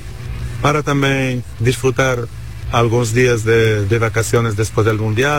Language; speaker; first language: Spanish; non-native, learner; Portuguese